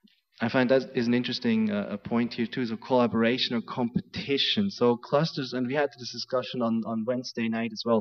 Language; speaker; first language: English; non-native, fluent; German